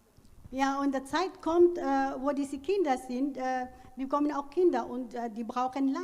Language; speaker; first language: German; non-native, learner; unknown